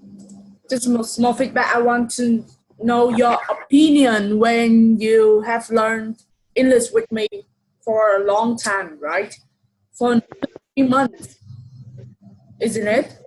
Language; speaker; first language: English; non-native, fluent; Vietnamese